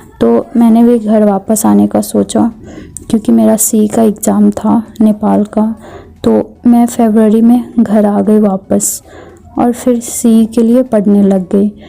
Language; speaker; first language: Hindi; native; Hindi